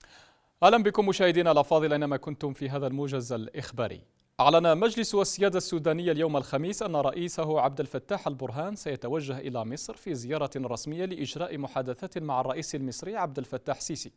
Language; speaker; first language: Arabic; native; Arabic